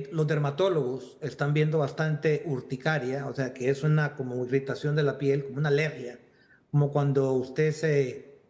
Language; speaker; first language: Spanish; native; Spanish